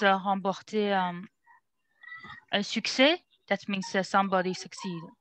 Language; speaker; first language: English; non-native, learner; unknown